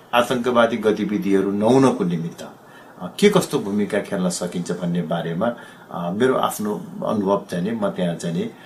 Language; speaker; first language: Nepali; native; Nepali